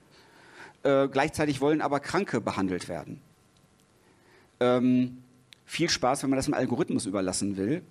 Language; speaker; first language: German; native; German